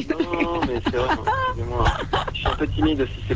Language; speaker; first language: French; native; French